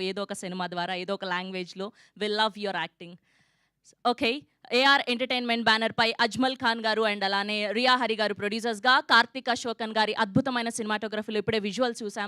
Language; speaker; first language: Telugu; native; Telugu